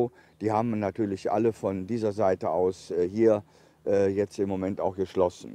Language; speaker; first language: German; native; German